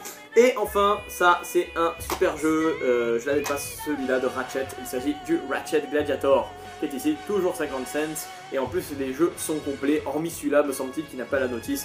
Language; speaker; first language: French; native; French